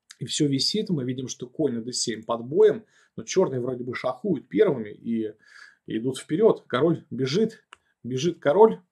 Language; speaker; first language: Russian; native; Russian